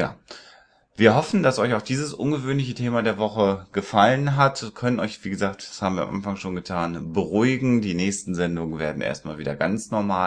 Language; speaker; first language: German; native; German